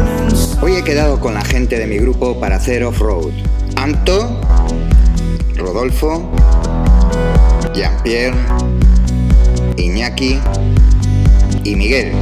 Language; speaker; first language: Spanish; native; Spanish